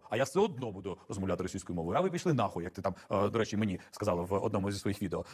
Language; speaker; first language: Ukrainian; non-native, local second language; Russian